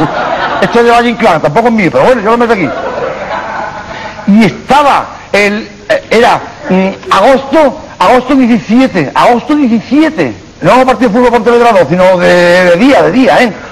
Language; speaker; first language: Spanish; native; Spanish